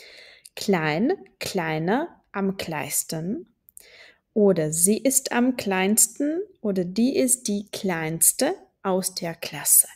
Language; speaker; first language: German; non-native, fluent; Czech